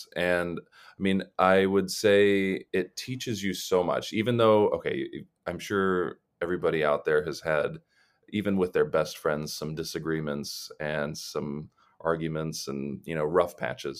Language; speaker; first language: English; native; English